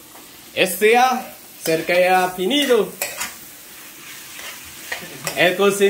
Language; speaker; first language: Spanish; non-native, learner; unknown